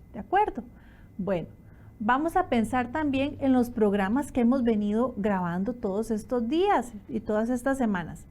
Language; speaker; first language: Spanish; native; Spanish